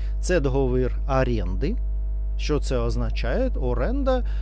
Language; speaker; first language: Ukrainian; non-native, learner; Russian